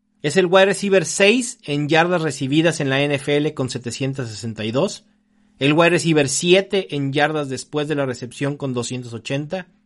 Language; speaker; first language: Spanish; native; Spanish